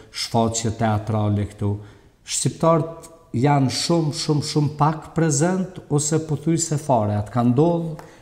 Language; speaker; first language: Albanian; native; Albanian